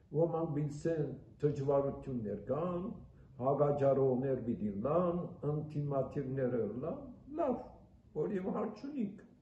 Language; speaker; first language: Armenian; early bilingual, heritage; Armenian